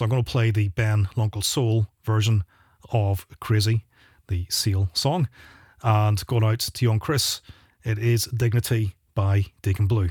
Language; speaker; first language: English; native; English